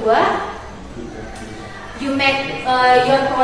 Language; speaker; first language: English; non-native, fluent; Indonesian